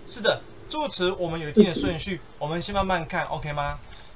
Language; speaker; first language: Chinese; native; Chinese